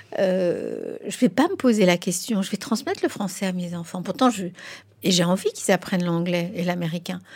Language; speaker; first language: French; non-native, fluent; Spanish